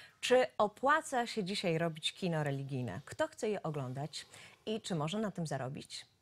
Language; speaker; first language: Polish; native; Polish